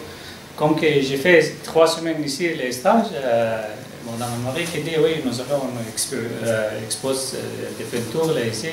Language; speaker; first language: French; non-native, learner; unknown